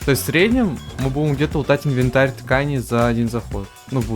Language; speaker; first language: Russian; native; Russian